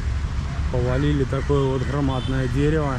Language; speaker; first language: Russian; native; Russian